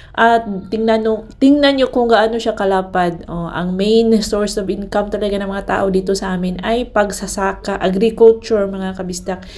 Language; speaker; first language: Filipino; non-native, local second language; Cebuano